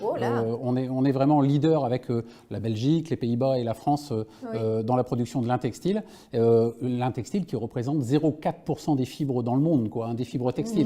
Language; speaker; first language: French; native; French